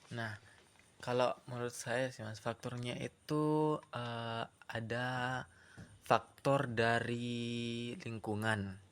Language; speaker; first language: Indonesian; non-native, local second language; Madurese